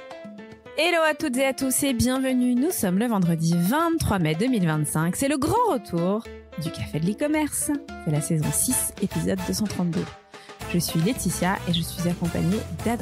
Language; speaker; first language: French; native; French